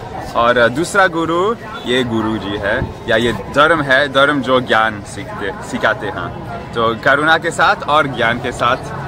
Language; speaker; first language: Hindi; non-native, fluent; French